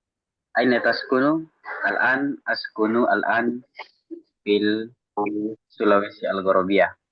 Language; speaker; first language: Arabic; non-native, learner; Indonesian